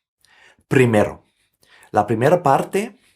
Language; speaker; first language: Spanish; non-native, fluent; English